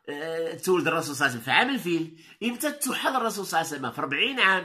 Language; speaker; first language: Arabic; native; Arabic